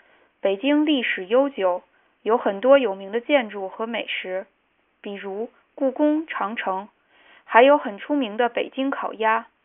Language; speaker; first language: Chinese; non-native, learner; French